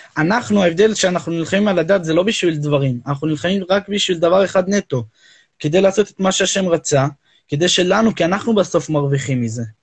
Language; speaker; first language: Hebrew; native; Hebrew